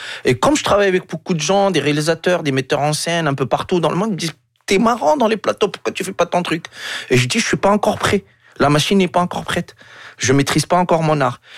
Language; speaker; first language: French; non-native, local second language; Arabic